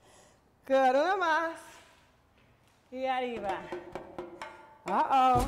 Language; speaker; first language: Spanish; non-native, learner; English